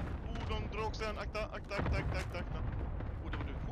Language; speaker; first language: Swedish; native; Swedish